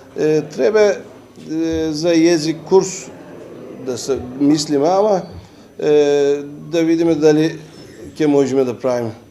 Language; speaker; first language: Macedonian; early bilingual, heritage; Macedonian